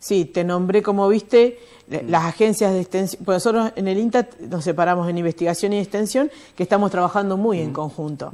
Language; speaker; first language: Spanish; native; Spanish